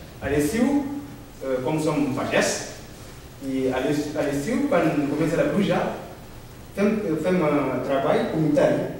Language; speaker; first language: Catalan; non-native, learner; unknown